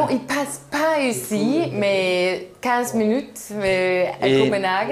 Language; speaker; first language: French; non-native, learner; Danish